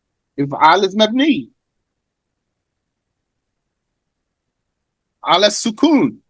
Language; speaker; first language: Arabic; non-native, fluent; English